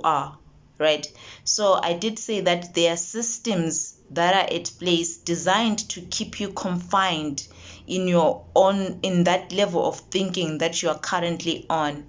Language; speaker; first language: English; non-native, local second language; Zulu